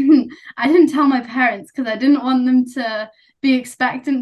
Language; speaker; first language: English; non-native, local second language; Nepali